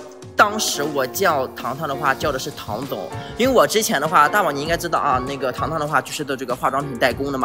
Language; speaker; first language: Chinese; native; Chinese